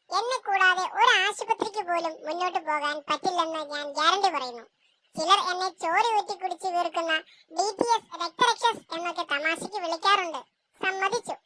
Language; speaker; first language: Malayalam; native; Malayalam